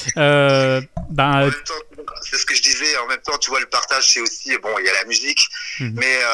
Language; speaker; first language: French; native; French